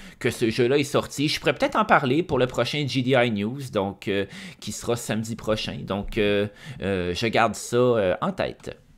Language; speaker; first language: French; native; French